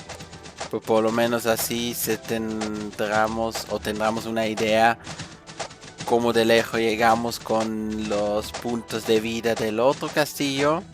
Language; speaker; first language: Spanish; non-native, fluent; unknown